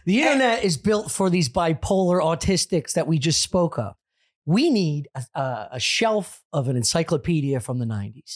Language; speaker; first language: English; native; English